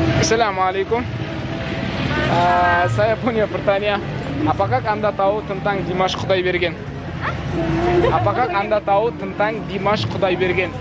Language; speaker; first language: Indonesian; non-native, learner; Kazakh